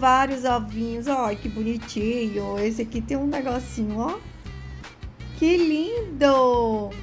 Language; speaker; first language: Portuguese; native; Portuguese